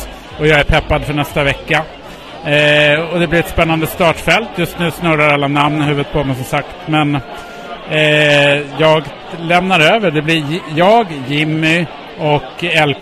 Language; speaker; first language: Swedish; native; Swedish